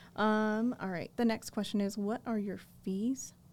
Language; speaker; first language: English; early bilingual, other home language; Spanish